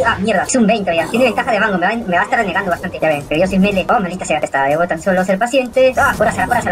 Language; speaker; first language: Spanish; native; Spanish